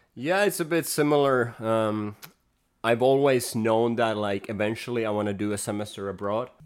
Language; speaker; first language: English; non-native, fluent; Finnish